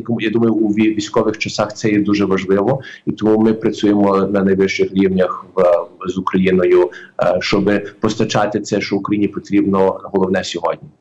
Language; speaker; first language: Ukrainian; early bilingual, heritage; Ukrainian